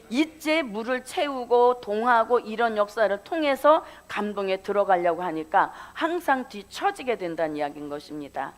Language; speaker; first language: Korean; native; Korean